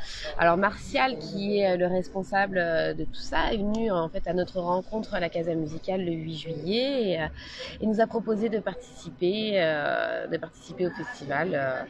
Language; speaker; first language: French; native; French